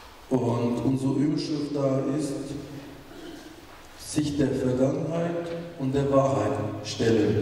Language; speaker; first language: German; non-native, fluent; Turkish